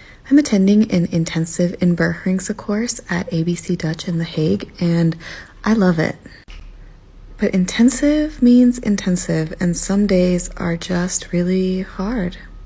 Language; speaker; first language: English; native; English